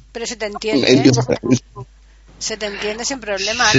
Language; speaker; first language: Spanish; native; Spanish